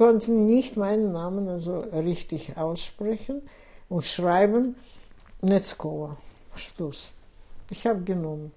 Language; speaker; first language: German; non-native, fluent; Russian